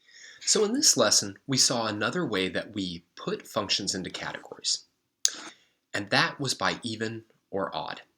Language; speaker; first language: English; native; English